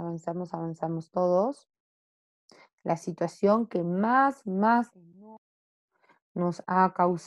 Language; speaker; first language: Spanish; native; Spanish